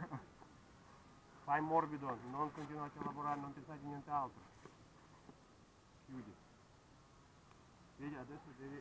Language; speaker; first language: Italian; non-native, fluent; Russian